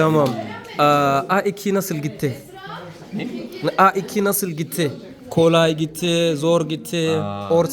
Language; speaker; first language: Turkish; non-native, learner; Arabic